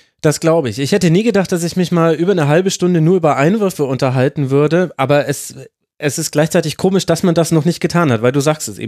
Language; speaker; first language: German; native; German